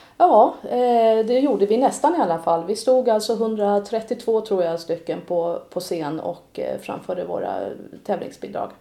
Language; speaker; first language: Swedish; native; Swedish